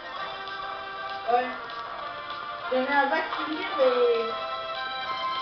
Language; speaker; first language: French; native; French